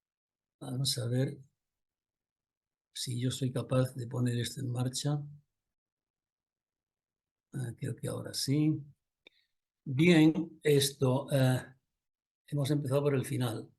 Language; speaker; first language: Spanish; native; Spanish